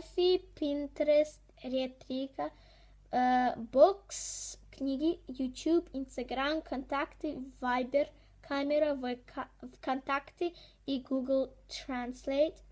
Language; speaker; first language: Russian; early bilingual, heritage; Russian